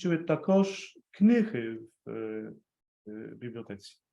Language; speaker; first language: Ukrainian; non-native, fluent; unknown